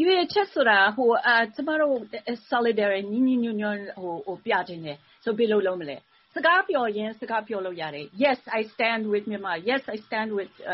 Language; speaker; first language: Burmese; non-native, fluent; English